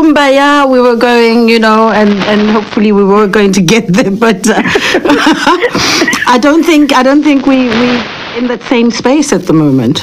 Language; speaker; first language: English; non-native, local second language; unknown